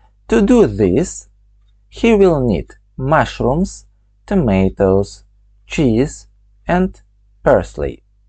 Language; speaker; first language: English; non-native, fluent; Ukrainian